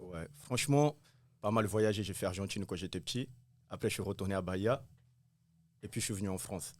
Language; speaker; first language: French; non-native, fluent; Portuguese